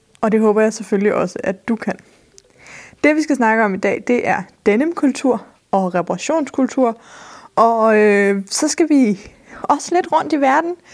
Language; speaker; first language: Danish; native; Danish